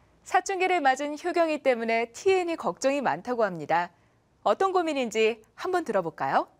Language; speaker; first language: Korean; native; Korean